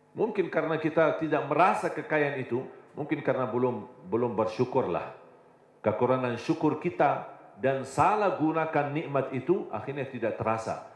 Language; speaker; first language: Indonesian; non-native, fluent; Arabic